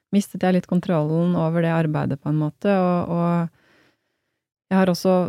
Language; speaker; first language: Norwegian; native; Norwegian